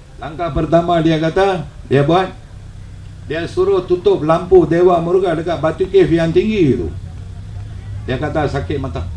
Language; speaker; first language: Malay; non-native, local second language; Tamil